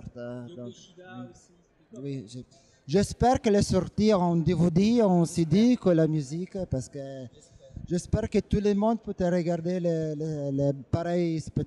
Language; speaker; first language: French; non-native, learner; Italian